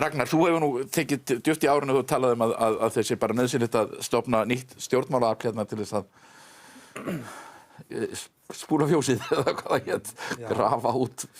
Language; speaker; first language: Icelandic; native; Icelandic